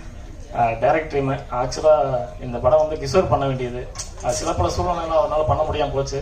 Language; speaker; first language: Tamil; native; Tamil